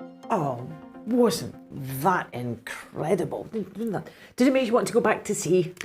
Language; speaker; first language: English; native; English